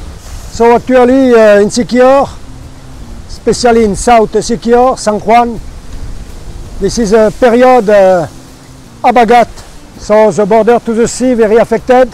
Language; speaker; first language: English; non-native, learner; French